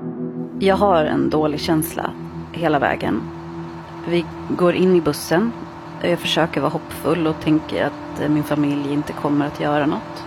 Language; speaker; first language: Swedish; early bilingual, other home language; Arabic